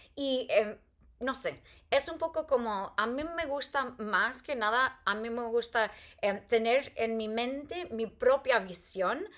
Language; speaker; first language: Spanish; non-native, fluent; English